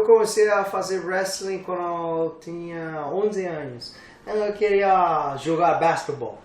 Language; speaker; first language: Portuguese; non-native, learner; English